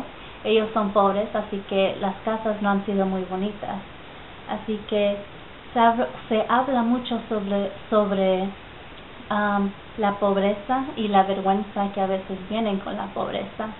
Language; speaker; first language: Spanish; early bilingual, heritage; Spanish